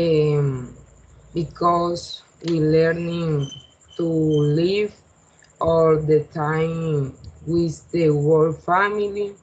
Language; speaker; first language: English; non-native, learner; Spanish